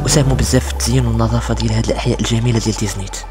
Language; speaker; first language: Arabic; native; Arabic